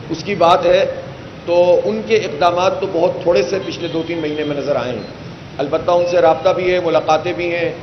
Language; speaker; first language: Urdu; native; Urdu